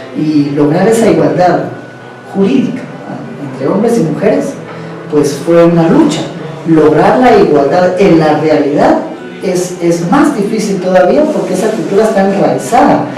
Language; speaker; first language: Spanish; native; Spanish